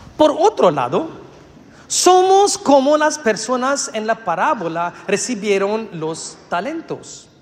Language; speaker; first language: Spanish; non-native, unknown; Malayalam